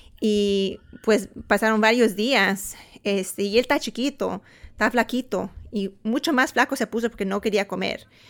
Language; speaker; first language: Spanish; early bilingual, heritage; Spanish